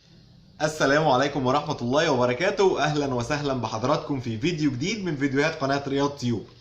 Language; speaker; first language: Arabic; native; Arabic